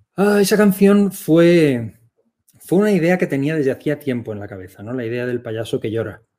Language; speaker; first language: Spanish; native; Spanish